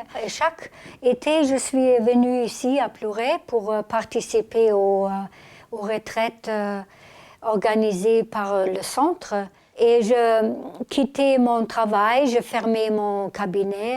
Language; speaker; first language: French; non-native, fluent; German